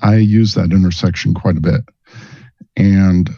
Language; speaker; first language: English; native; English